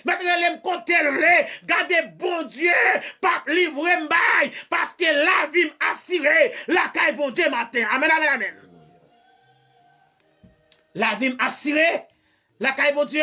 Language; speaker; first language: French; non-native, learner; Haitian Creole